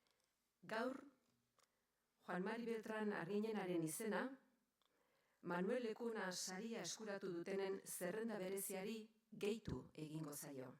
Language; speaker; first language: Basque; native; Basque